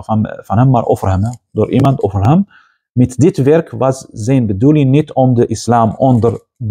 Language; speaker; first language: Dutch; non-native, fluent; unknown